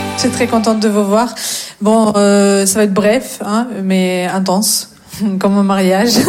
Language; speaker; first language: French; non-native, fluent; Russian